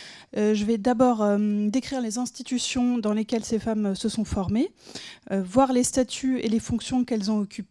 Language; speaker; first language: French; native; French